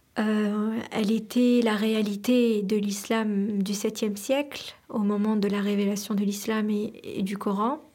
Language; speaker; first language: French; non-native, local second language; Arabic